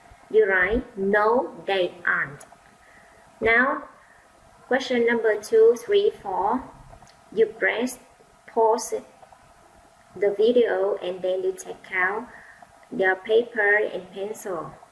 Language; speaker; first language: English; non-native, fluent; Vietnamese